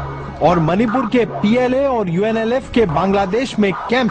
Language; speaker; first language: Hindi; native; Hindi